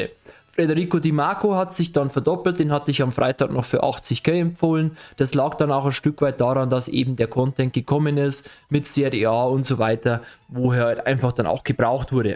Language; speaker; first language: German; native; German